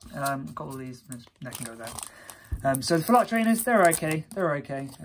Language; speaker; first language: English; native; English